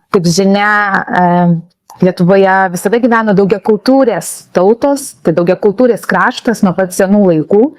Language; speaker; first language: Lithuanian; non-native, local second language; Polish